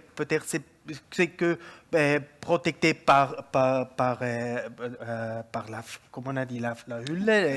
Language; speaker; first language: French; non-native, local second language; German